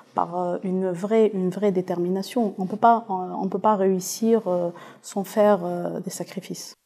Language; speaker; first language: French; non-native, local second language; Arabic